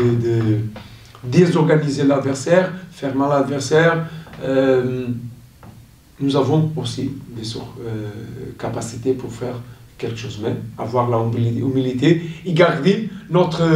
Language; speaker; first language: French; non-native, learner; Portuguese